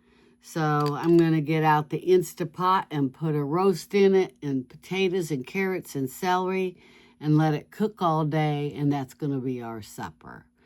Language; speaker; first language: English; native; English